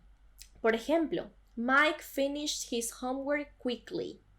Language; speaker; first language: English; non-native, fluent; Spanish